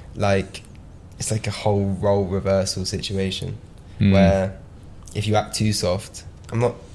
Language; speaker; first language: English; native; English